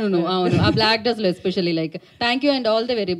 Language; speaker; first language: Telugu; native; Telugu